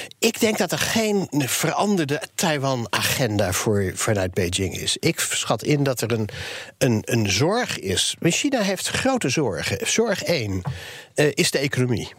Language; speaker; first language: Dutch; native; Dutch